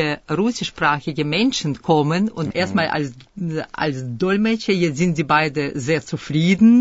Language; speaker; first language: German; early bilingual, other home language; Russian